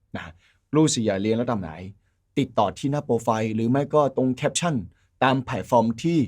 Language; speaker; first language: Thai; non-native, fluent; Chinese